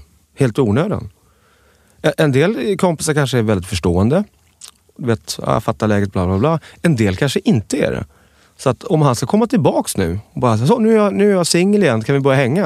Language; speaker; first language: Swedish; native; Swedish